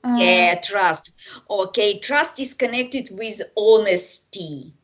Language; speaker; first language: English; non-native, fluent; Russian